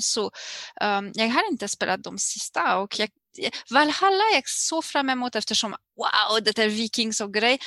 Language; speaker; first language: Swedish; non-native, learner; French